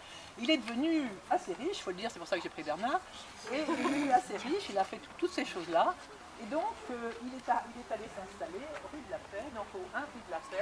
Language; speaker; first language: French; native; French